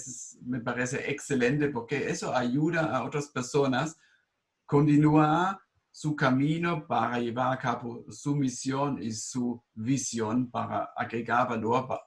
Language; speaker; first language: Spanish; non-native, fluent; German